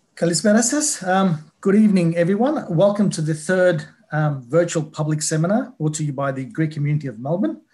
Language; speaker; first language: English; early bilingual, other home language; Greek